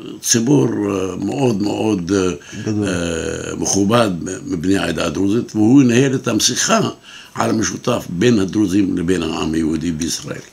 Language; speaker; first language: Hebrew; non-native, local second language; Arabic